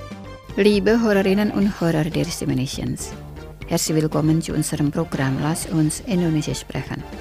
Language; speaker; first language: German; non-native, fluent; Indonesian